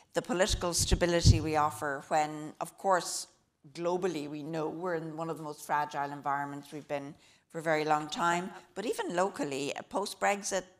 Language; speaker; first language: English; native; English